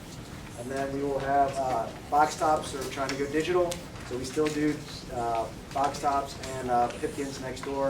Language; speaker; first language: English; native; English